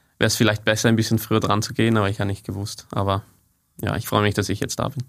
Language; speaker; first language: German; non-native, fluent; English